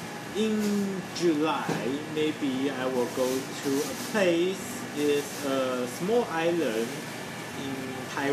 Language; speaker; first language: English; non-native, learner; Chinese